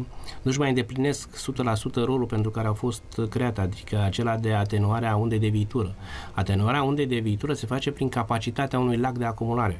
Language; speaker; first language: Romanian; native; Romanian